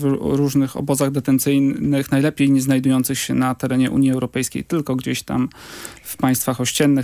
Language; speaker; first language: Polish; native; Polish